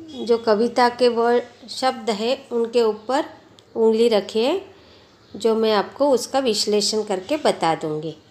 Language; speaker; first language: Hindi; non-native, local second language; Marathi